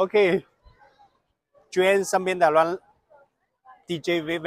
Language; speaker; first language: Vietnamese; non-native, fluent; Chinese